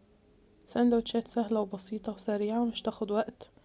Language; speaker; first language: Arabic; native; Arabic